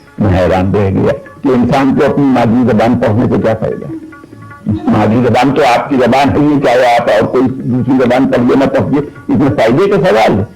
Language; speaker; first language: Urdu; native; Urdu